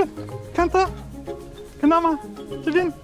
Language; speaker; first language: Chinese; non-native, learner; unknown